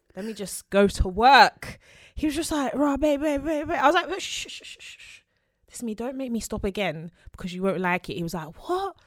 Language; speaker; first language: English; native; English